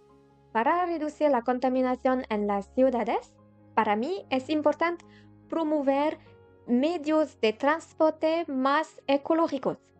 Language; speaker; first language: Spanish; non-native, learner; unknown